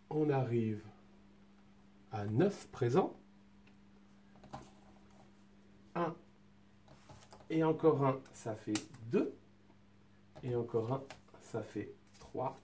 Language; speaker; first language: French; native; French